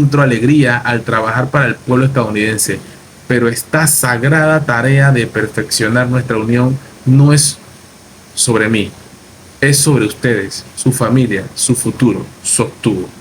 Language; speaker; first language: Spanish; native; Spanish